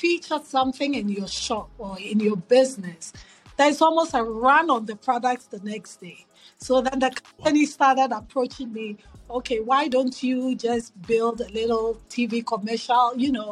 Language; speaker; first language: English; non-native, local second language; Akan